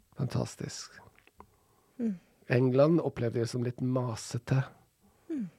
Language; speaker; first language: Norwegian; non-native, fluent; English